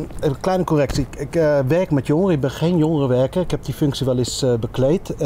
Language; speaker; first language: Dutch; early bilingual, other home language; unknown